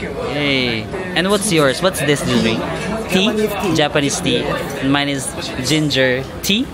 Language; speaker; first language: English; non-native, local second language; Filipino